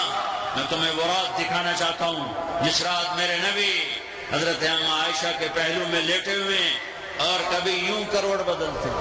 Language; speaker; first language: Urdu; non-native, local second language; Punjabi